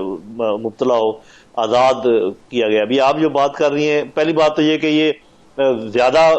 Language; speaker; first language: Urdu; native; Urdu